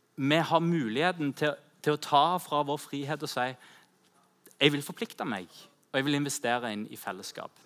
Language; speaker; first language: Norwegian; native; Norwegian